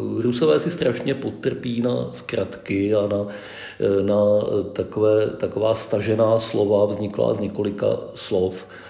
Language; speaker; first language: Czech; native; Czech